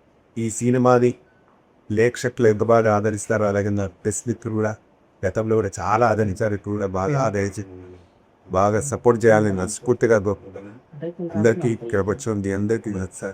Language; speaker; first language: Telugu; native; Telugu